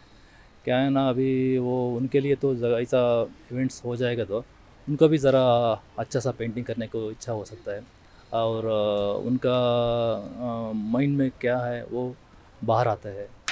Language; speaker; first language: Hindi; non-native, local second language; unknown